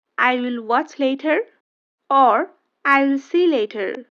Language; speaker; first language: English; non-native, local second language; Bangla